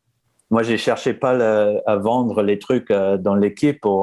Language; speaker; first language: French; non-native, fluent; English